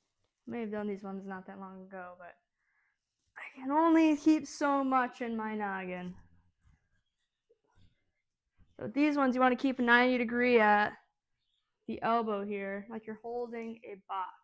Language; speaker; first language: English; native; English